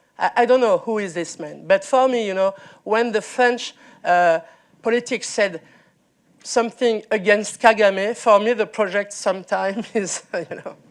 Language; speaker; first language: English; non-native, learner; French